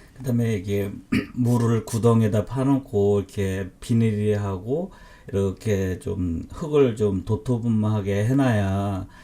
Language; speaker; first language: Korean; native; Korean